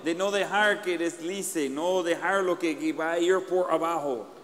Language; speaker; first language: Spanish; native; Spanish